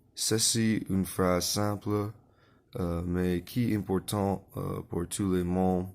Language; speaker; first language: French; non-native, learner; English